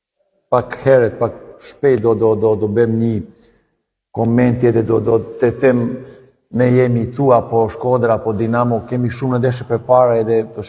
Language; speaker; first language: Albanian; non-native, learner; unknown